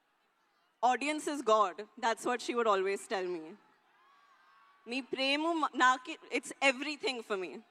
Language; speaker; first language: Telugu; non-native, local second language; Hindi